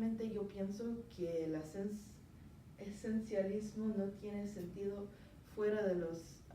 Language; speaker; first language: Spanish; non-native, learner; English